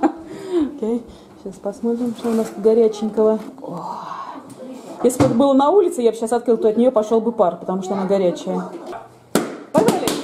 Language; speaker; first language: Russian; native; Russian